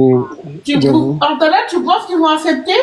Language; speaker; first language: French; native; French